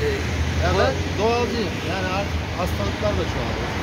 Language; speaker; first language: Turkish; native; Turkish